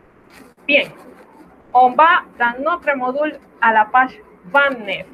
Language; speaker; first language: French; non-native, fluent; Spanish